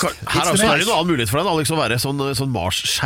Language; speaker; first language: Norwegian; native; Norwegian